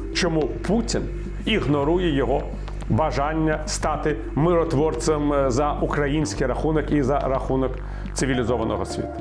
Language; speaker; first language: Ukrainian; native; Ukrainian